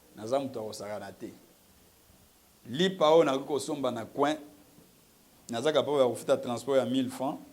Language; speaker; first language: Lingala; native; Lingala